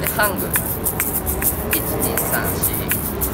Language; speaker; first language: Japanese; native; Japanese